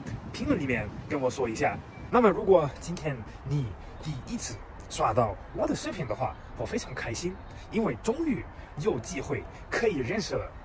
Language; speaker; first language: Chinese; non-native, fluent; German